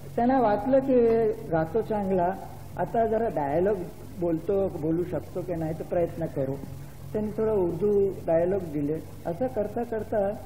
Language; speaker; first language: Marathi; non-native, local second language; Gujarati